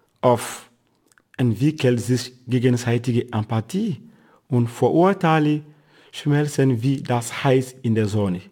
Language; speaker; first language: German; non-native, fluent; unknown